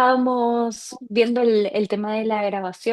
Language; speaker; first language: Spanish; native; Spanish